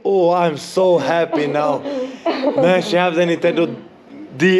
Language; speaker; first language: English; non-native, fluent; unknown